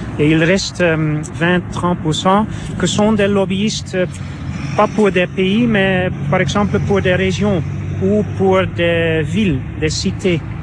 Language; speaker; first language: French; non-native, fluent; Dutch